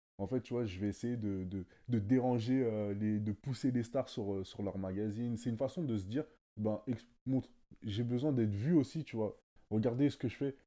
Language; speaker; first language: French; native; French